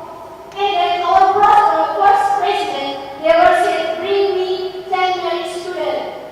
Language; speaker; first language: English; non-native, learner; Indonesian